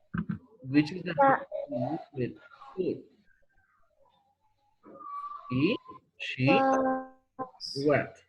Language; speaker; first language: English; non-native, fluent; Spanish